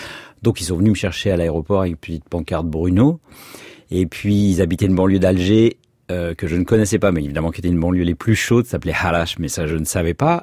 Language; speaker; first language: French; native; French